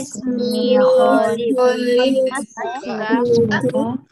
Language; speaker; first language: Arabic; non-native, learner; Indonesian